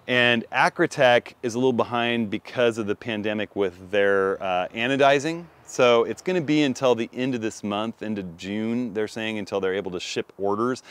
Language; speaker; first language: English; native; English